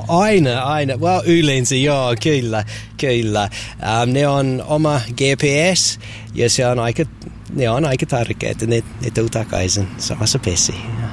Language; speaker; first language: Finnish; non-native, learner; English